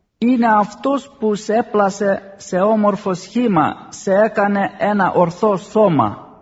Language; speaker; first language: Greek; non-native, fluent; Arabic